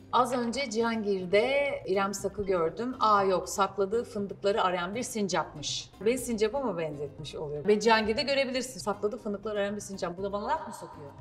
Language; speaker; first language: Turkish; native; Turkish